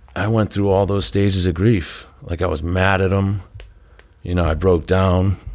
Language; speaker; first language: English; native; English